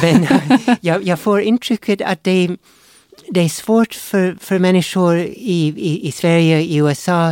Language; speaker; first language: Swedish; non-native, fluent; English